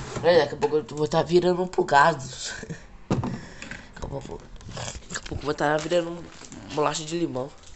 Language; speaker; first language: Portuguese; native; Portuguese